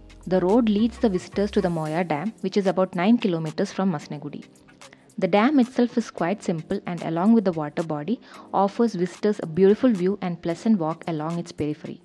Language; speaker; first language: English; non-native, local second language; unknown